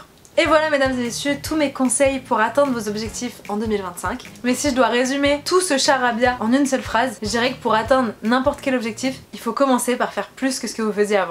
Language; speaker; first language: French; native; French